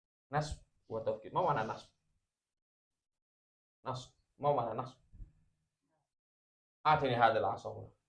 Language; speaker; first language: Arabic; non-native, fluent; Indonesian